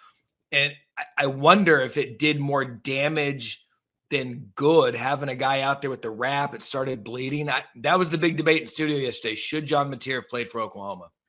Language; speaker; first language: English; native; English